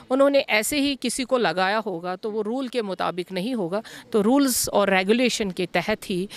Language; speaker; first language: Hindi; non-native, local second language; Kashmiri